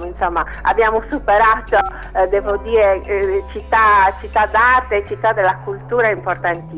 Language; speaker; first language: Italian; native; Italian